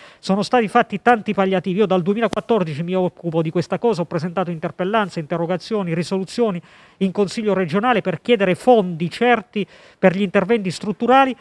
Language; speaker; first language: Italian; native; Italian